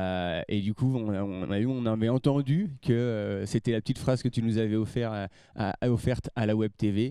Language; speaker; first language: French; native; French